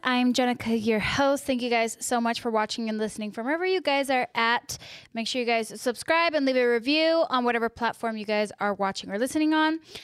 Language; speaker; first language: English; early bilingual, other home language; Spanish